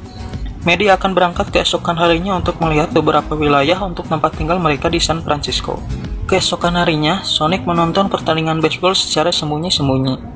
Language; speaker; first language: Indonesian; native; Indonesian